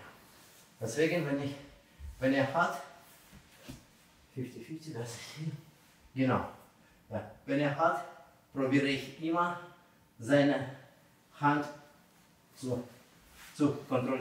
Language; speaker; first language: German; non-native, fluent; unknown